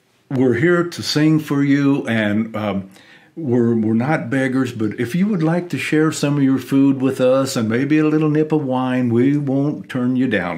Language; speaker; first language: English; native; English